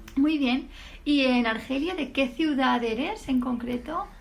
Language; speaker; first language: Spanish; native; Spanish